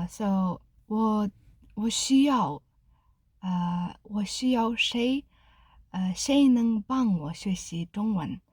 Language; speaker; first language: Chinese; non-native, learner; Kazakh